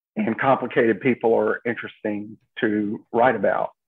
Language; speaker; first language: English; native; English